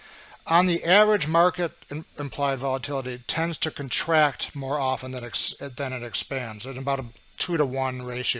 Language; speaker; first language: English; native; English